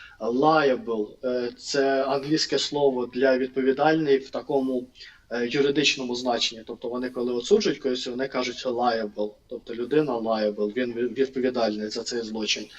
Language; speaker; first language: Ukrainian; non-native, local second language; Russian